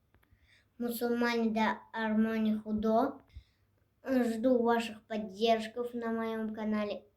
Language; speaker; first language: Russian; non-native, local second language; Tajik